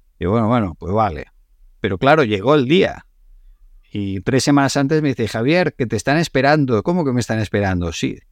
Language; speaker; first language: Spanish; non-native, local second language; Catalan